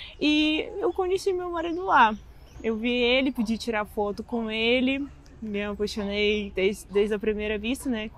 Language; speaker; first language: Portuguese; non-native, fluent; Russian